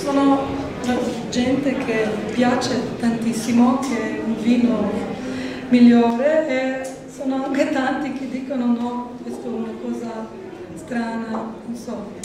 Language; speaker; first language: Italian; non-native, learner; Slovenian